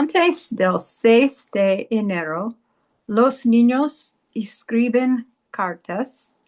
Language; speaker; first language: Spanish; non-native, learner; English